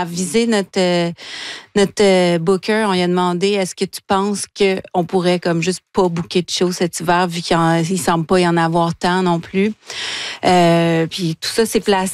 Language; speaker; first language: French; native; French